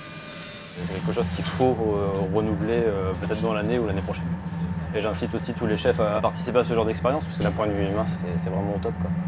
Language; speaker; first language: French; native; French